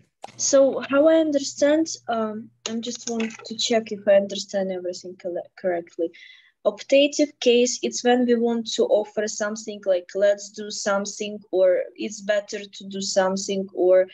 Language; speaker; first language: English; non-native, fluent; Ukrainian